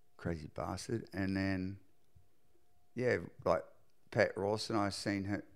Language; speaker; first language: English; native; English